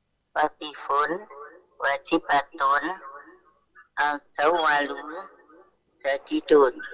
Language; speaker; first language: Arabic; non-native, learner; Indonesian